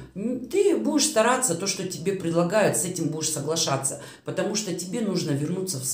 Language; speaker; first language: Russian; native; Russian